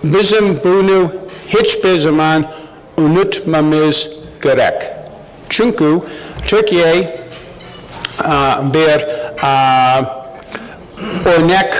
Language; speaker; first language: Turkish; non-native, learner; English